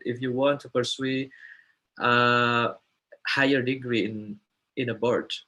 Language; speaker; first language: English; non-native, fluent; Indonesian